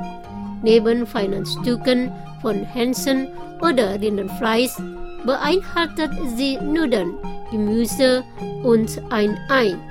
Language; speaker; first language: German; non-native, fluent; Indonesian